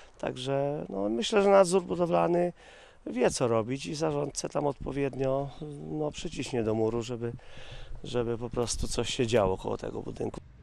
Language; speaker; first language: Polish; native; Polish